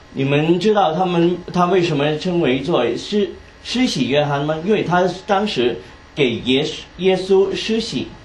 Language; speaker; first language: Chinese; non-native, local second language; Cantonese